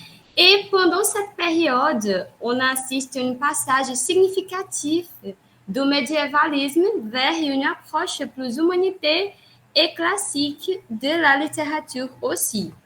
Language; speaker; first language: French; non-native, learner; Portuguese